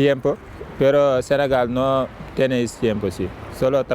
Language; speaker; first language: Spanish; non-native, learner; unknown